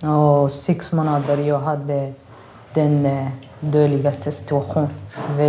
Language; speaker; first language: Swedish; non-native, learner; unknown